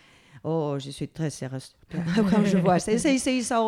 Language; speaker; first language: French; non-native, fluent; Spanish